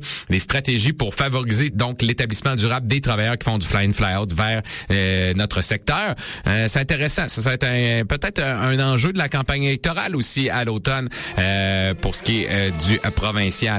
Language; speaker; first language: French; native; French